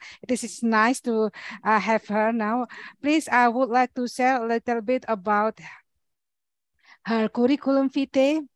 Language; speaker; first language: English; non-native, learner; Indonesian